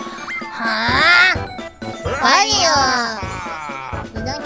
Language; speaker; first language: Japanese; native; Japanese